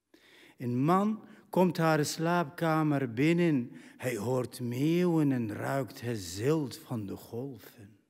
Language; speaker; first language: Dutch; non-native, fluent; Arabic